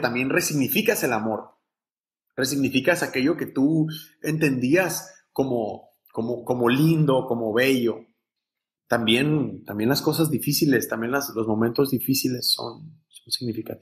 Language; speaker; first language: Spanish; native; Spanish